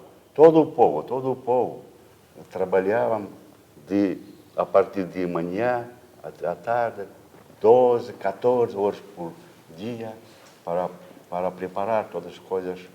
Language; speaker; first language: Portuguese; non-native, fluent; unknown